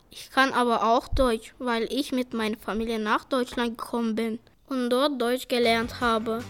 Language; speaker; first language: German; early bilingual, other home language; Turkish